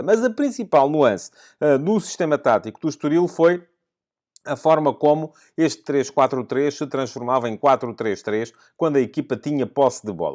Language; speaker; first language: Portuguese; native; Portuguese